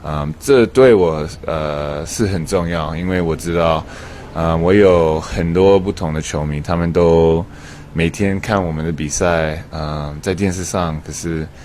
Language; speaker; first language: Chinese; early bilingual, heritage; English